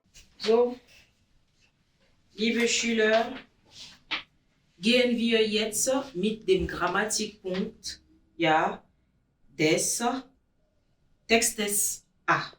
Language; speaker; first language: German; non-native, learner; French